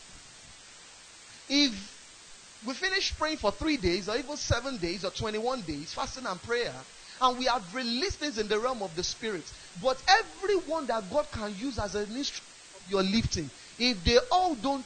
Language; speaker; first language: English; non-native, local second language; Yoruba